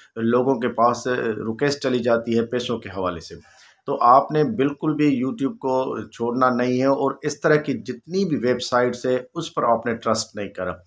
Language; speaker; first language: Urdu; non-native, local second language; Sindhi